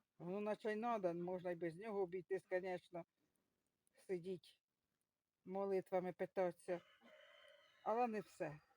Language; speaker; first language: Ukrainian; native; Ukrainian